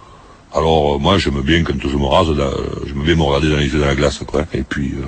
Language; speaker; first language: French; native; French